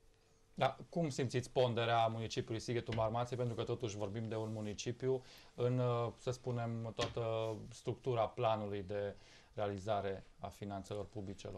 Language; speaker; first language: Romanian; native; Romanian